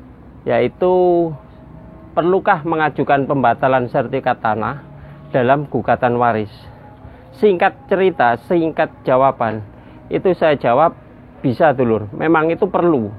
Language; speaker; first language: Indonesian; native; Indonesian